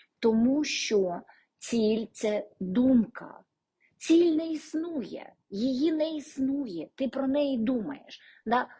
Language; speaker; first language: Ukrainian; non-native, local second language; Russian